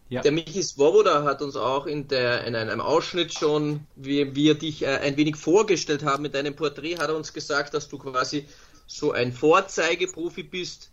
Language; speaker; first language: German; native; German